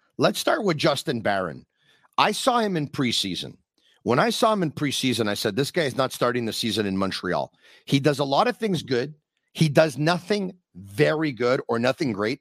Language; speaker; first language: English; native; English